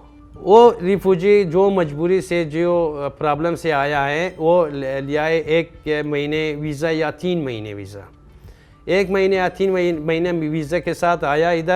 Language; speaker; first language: Hindi; non-native, fluent; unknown